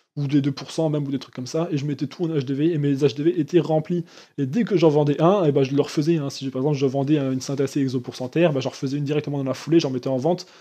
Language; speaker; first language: French; native; French